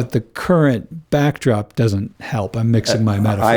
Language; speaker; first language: English; native; English